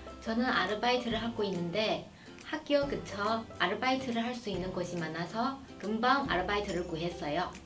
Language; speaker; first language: Korean; non-native, fluent; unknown